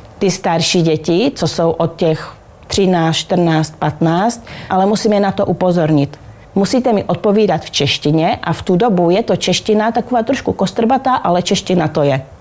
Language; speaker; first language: Czech; native; Czech